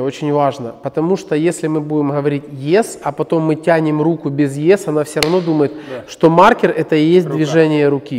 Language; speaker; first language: Russian; native; Russian